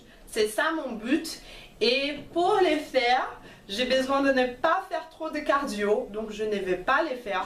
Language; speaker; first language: French; non-native, fluent; Portuguese